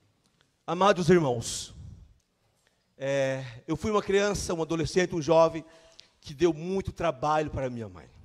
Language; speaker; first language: Portuguese; native; Portuguese